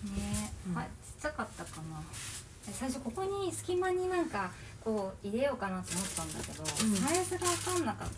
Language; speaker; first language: Japanese; native; Japanese